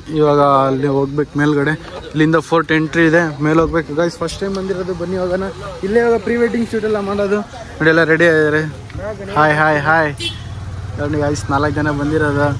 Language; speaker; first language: Kannada; native; Kannada